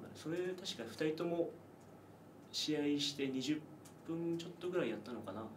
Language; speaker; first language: Japanese; native; Japanese